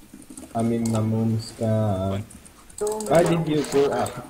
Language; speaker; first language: English; non-native, learner; Hungarian